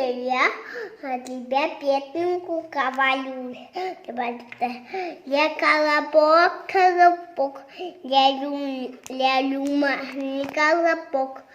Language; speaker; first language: Russian; non-native, local second language; Kazakh